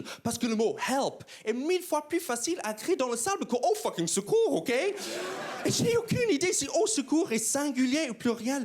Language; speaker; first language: French; non-native, fluent; English